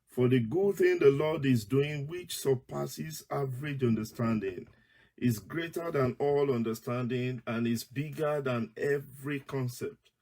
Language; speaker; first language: English; non-native, local second language; Yoruba